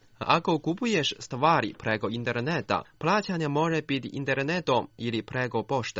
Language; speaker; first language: Croatian; non-native, fluent; Chinese